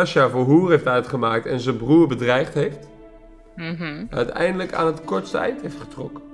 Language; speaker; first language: Dutch; native; Dutch